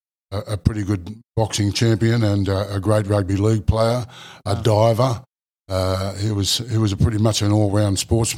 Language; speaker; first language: English; native; English